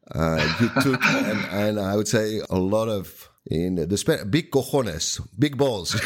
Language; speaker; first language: English; non-native, fluent; Dutch